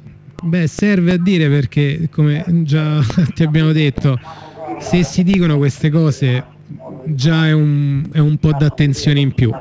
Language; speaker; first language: Italian; native; Italian